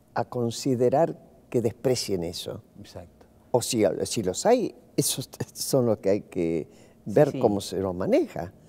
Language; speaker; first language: Spanish; native; Spanish